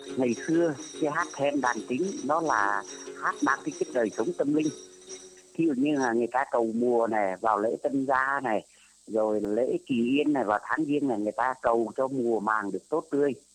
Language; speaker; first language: Vietnamese; non-native, local second language; Tày